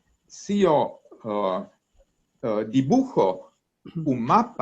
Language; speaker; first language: Spanish; non-native, fluent; Italian